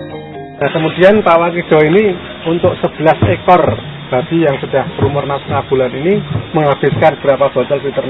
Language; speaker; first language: Indonesian; native; Indonesian